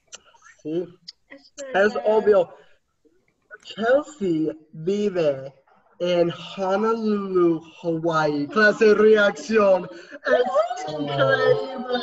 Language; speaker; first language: Spanish; non-native, learner; English